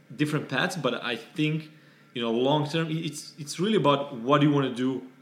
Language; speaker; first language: English; non-native, fluent; Serbian